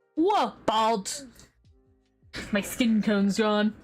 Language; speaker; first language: English; native; English